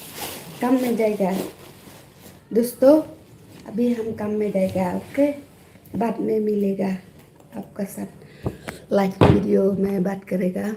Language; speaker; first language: Hindi; non-native, learner; Khasi